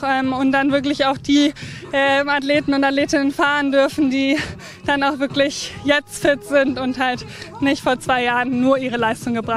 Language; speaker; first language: German; native; German